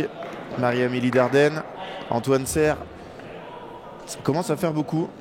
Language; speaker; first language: French; native; French